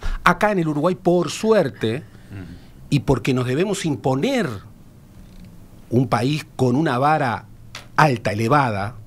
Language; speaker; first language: Spanish; native; Spanish